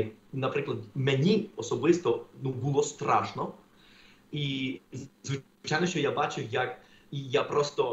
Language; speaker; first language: Ukrainian; non-native, fluent; Spanish